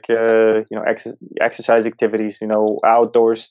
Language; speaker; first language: English; early bilingual, other home language; Yiddish